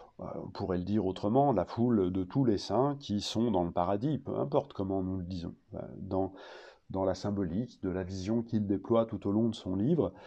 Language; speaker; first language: French; native; French